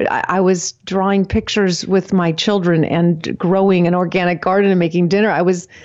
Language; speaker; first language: English; native; English